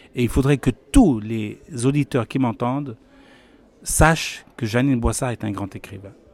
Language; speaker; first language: French; non-native, local second language; Arabic